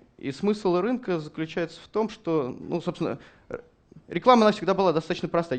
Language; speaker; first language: Russian; native; Russian